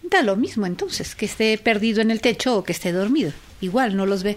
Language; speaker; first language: Spanish; native; Spanish